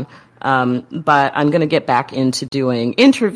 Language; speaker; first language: English; native; English